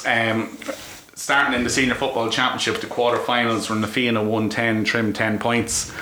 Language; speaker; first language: English; native; English